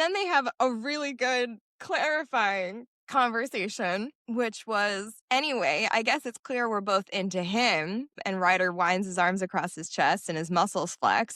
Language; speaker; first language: English; native; English